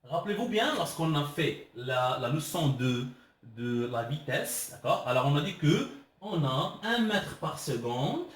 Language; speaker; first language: French; non-native, local second language; Arabic